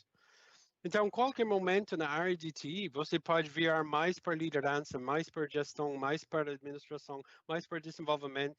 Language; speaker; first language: Portuguese; non-native, fluent; English